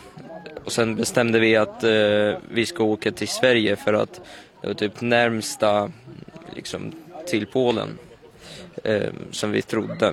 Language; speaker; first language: Swedish; early bilingual, other home language; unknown